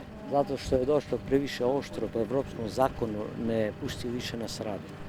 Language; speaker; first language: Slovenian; non-native, local second language; Croatian